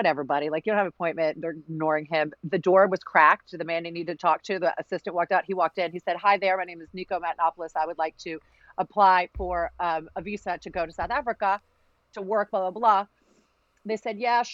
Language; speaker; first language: English; early bilingual, other home language; Greek